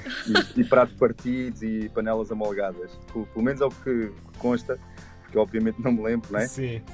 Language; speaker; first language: Portuguese; native; Portuguese